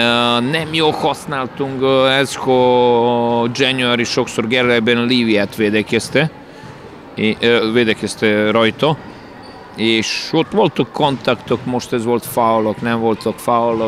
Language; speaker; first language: Hungarian; non-native, learner; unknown